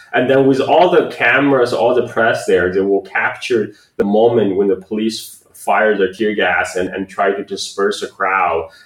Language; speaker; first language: English; non-native, fluent; Chinese